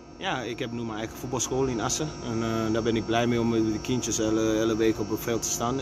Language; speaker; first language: Dutch; non-native, fluent; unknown